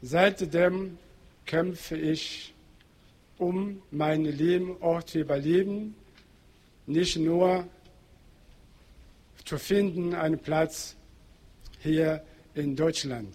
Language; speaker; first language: German; non-native, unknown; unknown